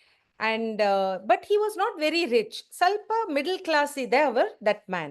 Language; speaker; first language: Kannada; non-native, learner; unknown